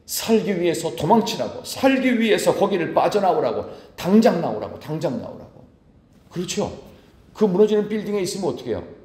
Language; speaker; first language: Korean; native; Korean